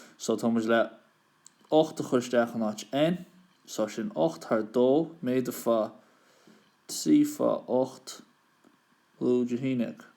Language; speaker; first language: Irish; native; Irish